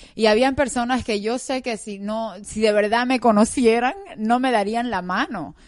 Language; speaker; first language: Spanish; native; Spanish